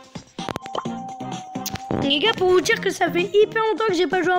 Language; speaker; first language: French; native; French